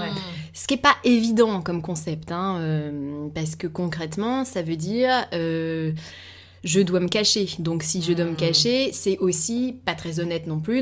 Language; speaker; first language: French; native; French